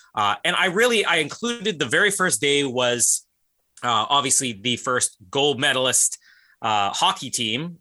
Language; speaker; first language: English; native; English